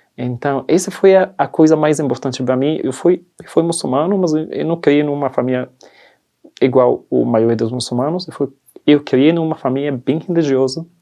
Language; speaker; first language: Portuguese; non-native, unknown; Arabic